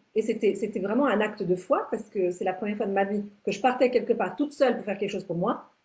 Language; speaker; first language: French; early bilingual, other home language; English